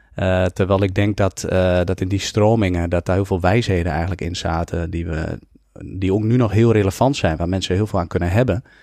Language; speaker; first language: Dutch; native; Dutch